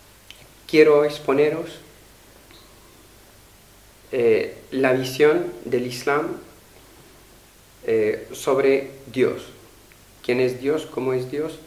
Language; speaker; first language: Spanish; non-native, fluent; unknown